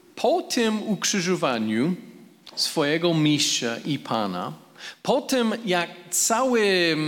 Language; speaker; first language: Polish; non-native, fluent; English